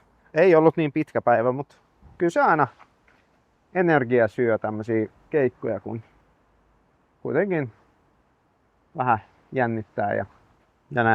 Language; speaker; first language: Finnish; non-native, fluent; Swedish